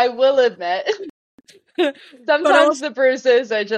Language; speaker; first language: English; native; English